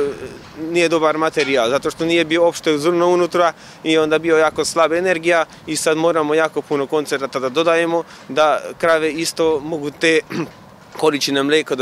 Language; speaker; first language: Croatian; non-native, local second language; Hungarian